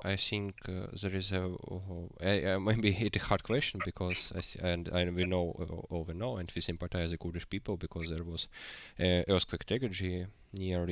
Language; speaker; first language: English; non-native, learner; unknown